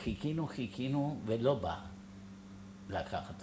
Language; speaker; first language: Hebrew; non-native, fluent; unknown